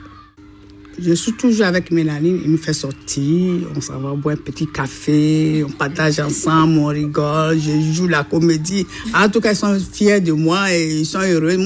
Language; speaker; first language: French; non-native, learner; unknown